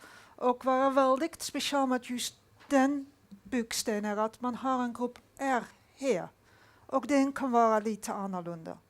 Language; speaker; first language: Swedish; non-native, fluent; Dutch